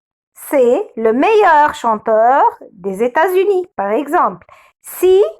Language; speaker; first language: French; non-native, fluent; Arabic